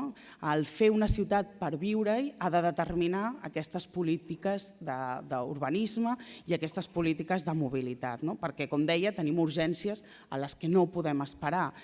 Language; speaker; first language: Catalan; native; Catalan